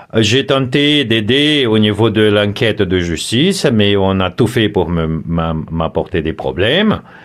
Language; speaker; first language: French; non-native, fluent; Portuguese